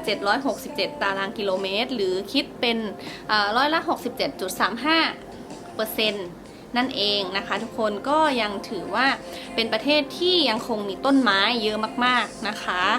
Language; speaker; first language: Thai; native; Thai